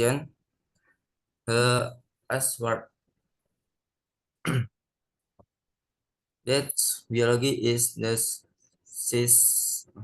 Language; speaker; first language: English; non-native, learner; Indonesian